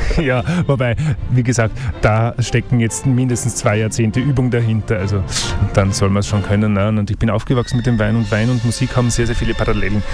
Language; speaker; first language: German; native; German